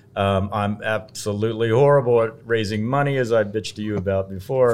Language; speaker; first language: English; native; English